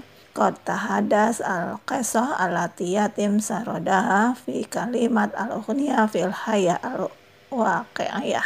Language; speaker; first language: Arabic; non-native, fluent; Indonesian